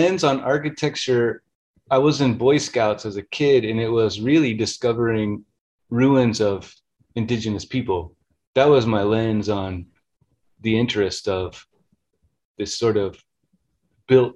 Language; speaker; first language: English; native; English